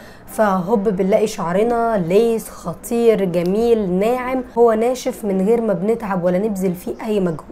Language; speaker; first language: Arabic; native; Arabic